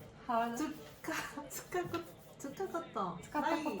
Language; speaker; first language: Japanese; non-native, learner; English